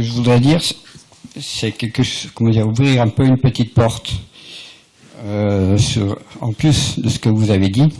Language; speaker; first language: French; native; French